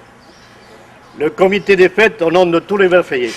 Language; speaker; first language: French; native; French